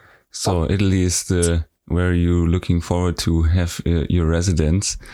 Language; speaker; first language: English; non-native, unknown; German